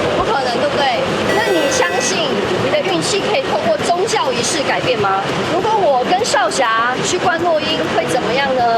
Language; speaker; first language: Chinese; native; Chinese